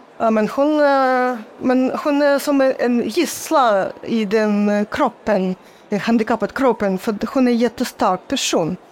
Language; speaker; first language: Swedish; non-native, fluent; Russian